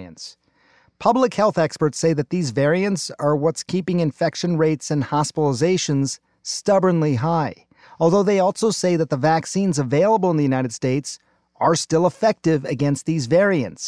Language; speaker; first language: English; native; English